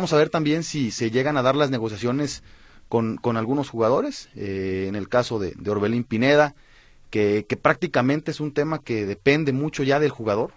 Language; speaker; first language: Spanish; native; Spanish